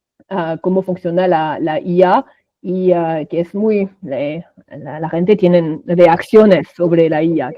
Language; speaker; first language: Spanish; non-native, fluent; French